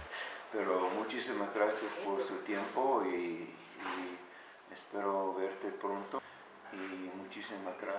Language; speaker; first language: Spanish; non-native, learner; English